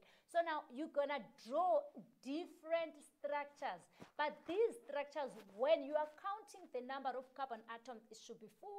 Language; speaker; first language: English; non-native, local second language; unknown